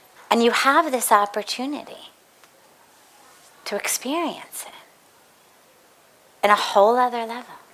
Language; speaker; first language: English; native; English